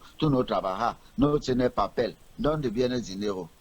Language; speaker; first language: Spanish; non-native, learner; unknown